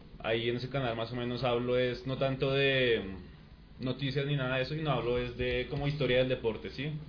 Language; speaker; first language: Spanish; native; Spanish